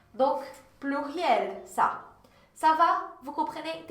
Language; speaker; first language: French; non-native, fluent; Portuguese